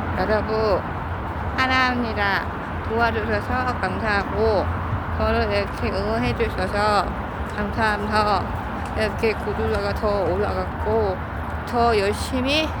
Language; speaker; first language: Korean; non-native, learner; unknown